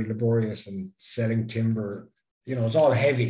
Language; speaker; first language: English; native; English